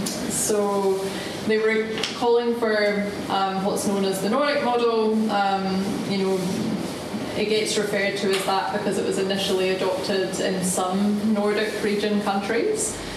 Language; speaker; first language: English; native; English